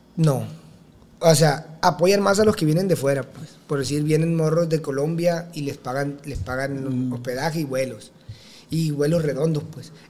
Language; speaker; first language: Spanish; native; Spanish